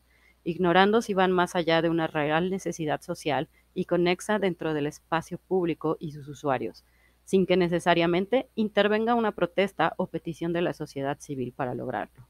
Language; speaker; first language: Spanish; native; Spanish